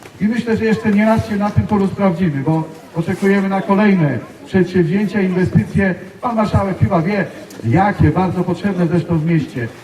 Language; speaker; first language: Polish; native; Polish